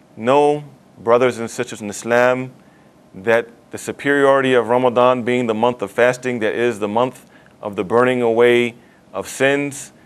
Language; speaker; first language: English; native; English